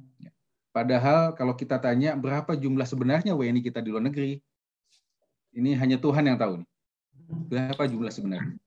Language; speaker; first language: Indonesian; native; Indonesian